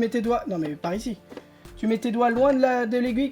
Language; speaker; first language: French; native; French